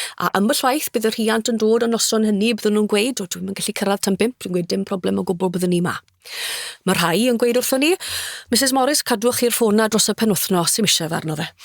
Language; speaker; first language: Welsh; native; Welsh